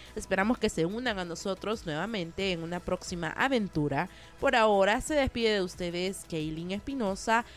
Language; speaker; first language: Spanish; native; Spanish